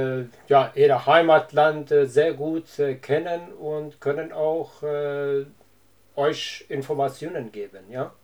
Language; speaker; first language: German; non-native, learner; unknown